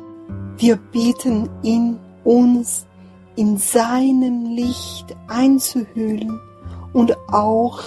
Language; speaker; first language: German; non-native, fluent; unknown